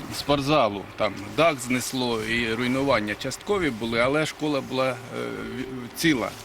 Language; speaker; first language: Ukrainian; native; Ukrainian